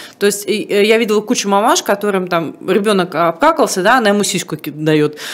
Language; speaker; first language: Russian; native; Russian